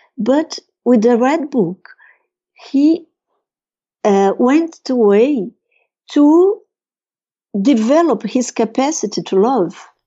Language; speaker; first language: English; non-native, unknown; Portuguese